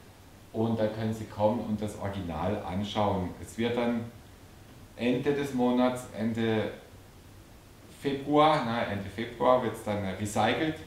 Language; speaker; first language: German; native; German